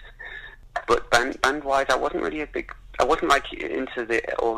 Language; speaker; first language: English; native; English